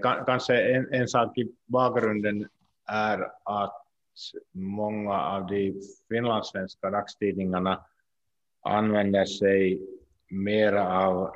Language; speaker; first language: Swedish; non-native, local second language; Finnish